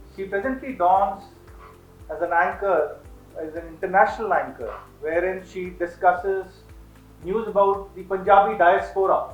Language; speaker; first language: English; non-native, local second language; Punjabi